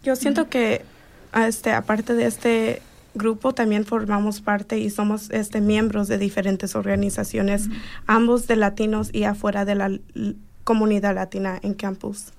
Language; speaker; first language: Spanish; early bilingual, heritage; Spanish